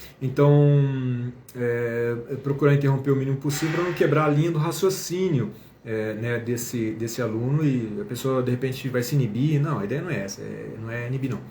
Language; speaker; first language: Portuguese; native; Portuguese